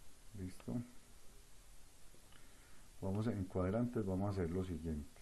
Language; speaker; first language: Spanish; native; Spanish